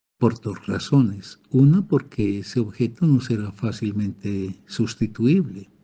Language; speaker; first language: Spanish; native; Spanish